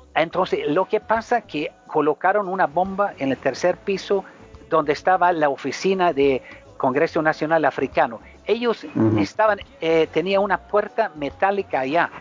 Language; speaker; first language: Spanish; non-native, fluent; Swedish